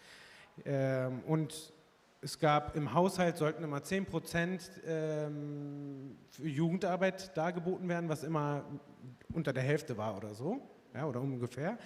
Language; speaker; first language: German; early bilingual, other home language; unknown